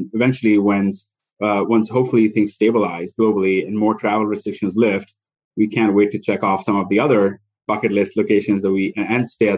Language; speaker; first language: English; non-native, local second language; Hindi